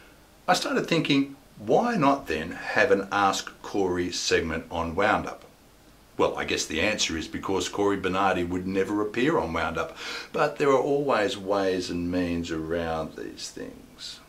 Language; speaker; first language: English; native; English